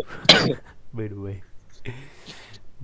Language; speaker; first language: English; non-native, learner; Indonesian